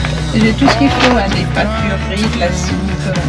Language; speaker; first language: French; native; French